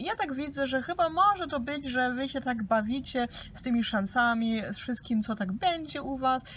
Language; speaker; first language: Polish; early bilingual, heritage; Polish